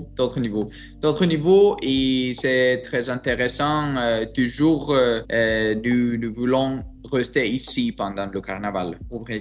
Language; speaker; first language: French; non-native, learner; Greek